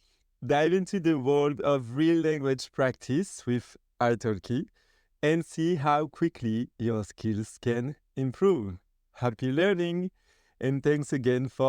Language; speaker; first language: English; non-native, fluent; French